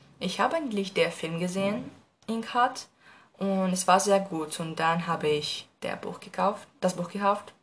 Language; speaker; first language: German; non-native, learner; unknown